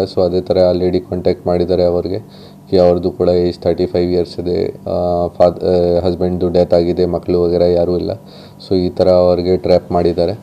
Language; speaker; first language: Kannada; non-native, local second language; Hindi